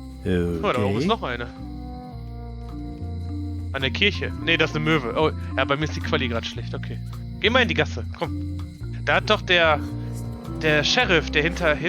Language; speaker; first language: German; native; German